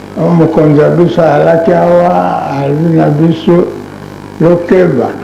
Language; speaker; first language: Lingala; non-native, local second language; Kongo